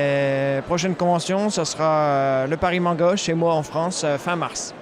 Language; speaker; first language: French; native; French